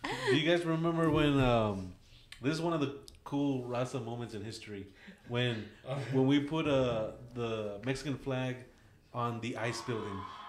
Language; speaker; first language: English; early bilingual, other home language; Spanish